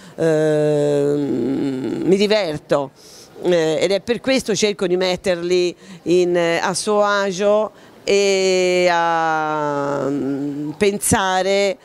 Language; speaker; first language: Italian; native; Italian